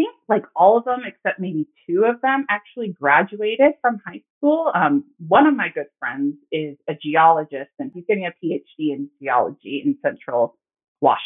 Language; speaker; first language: English; native; English